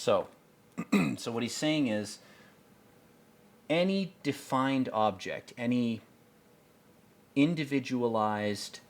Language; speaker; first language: English; native; English